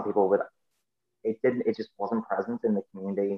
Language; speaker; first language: English; native; English